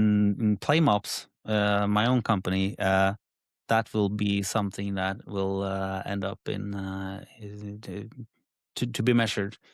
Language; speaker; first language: English; non-native, fluent; Norwegian